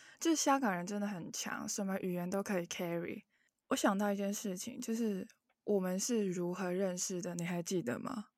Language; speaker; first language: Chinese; non-native, local second language; Cantonese